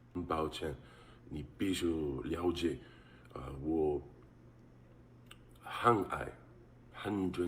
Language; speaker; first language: Chinese; non-native, learner; English